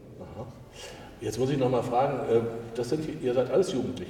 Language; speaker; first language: German; native; German